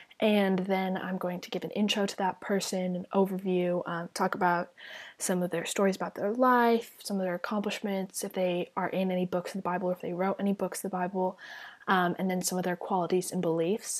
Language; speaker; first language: English; native; English